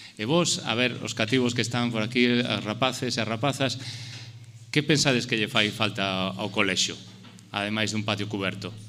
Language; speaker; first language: Galician; non-native, local second language; Spanish